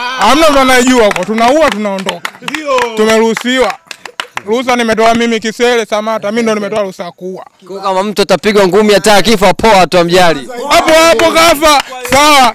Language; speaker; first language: Swahili; native; Swahili